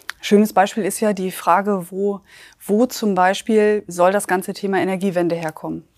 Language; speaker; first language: German; native; German